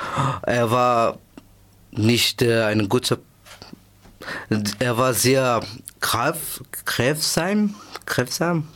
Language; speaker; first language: German; non-native, learner; Persian